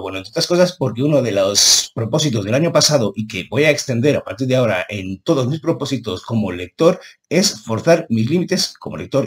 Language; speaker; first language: Spanish; native; Spanish